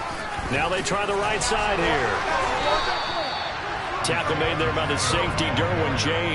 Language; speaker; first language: English; native; English